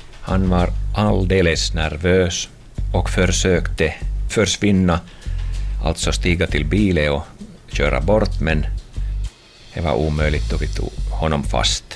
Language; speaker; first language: Swedish; non-native, local second language; Finnish